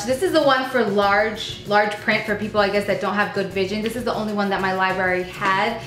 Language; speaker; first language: English; native; English